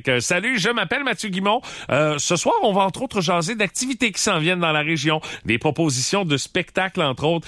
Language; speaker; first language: French; native; French